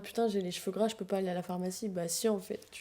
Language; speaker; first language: French; native; French